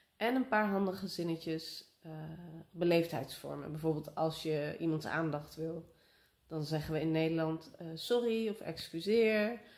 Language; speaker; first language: Dutch; native; Dutch